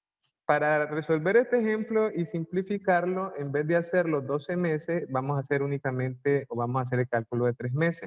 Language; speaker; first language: Spanish; native; Spanish